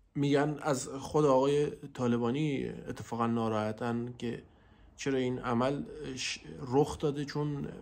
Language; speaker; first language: Persian; non-native, local second language; Central Kurdish